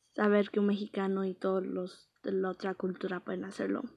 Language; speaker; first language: Spanish; early bilingual, heritage; Spanish